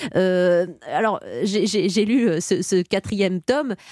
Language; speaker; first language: French; native; French